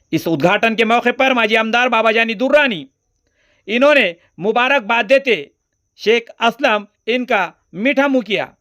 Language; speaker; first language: Hindi; non-native, local second language; Marathi